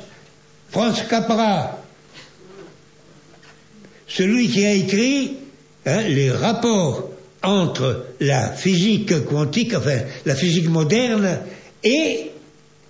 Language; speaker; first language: French; native; French